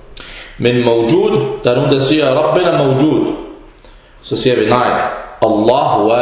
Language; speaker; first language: Danish; early bilingual, other home language; Arabic